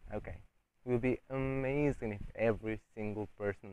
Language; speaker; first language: English; non-native, fluent; Spanish